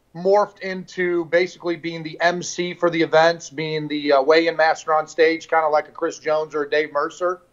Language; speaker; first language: English; native; English